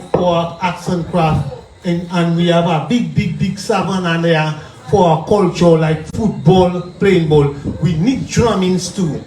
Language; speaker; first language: English; non-native, local second language; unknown